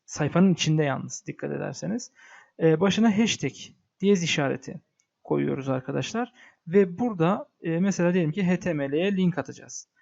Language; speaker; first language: Turkish; native; Turkish